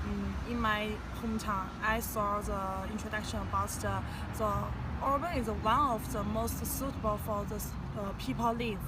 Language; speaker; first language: English; non-native, learner; Chinese